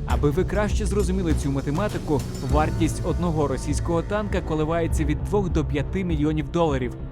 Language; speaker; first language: Ukrainian; native; Ukrainian